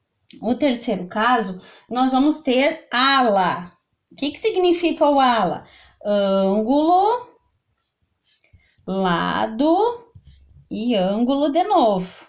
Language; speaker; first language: Portuguese; native; Portuguese